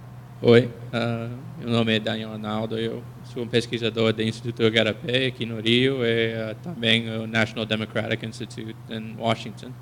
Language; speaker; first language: Portuguese; non-native, fluent; English